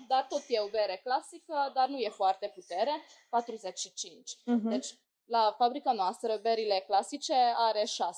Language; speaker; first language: Romanian; non-native, local second language; Hungarian